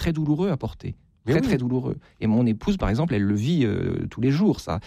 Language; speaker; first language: French; native; French